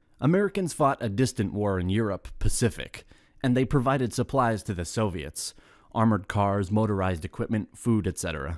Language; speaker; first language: English; non-native, fluent; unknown